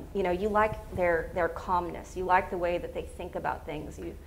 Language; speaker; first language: English; native; English